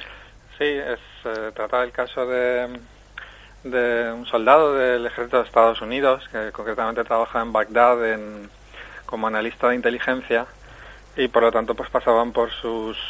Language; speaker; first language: Spanish; native; Spanish